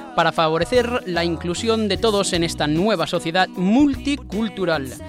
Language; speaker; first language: Spanish; native; Spanish